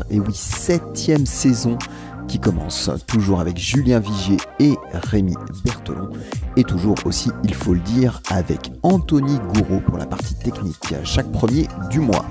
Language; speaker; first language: French; native; French